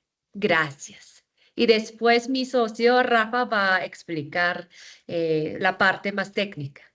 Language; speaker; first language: Spanish; non-native, fluent; Korean